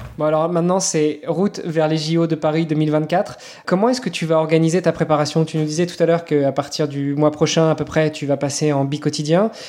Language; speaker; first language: French; native; French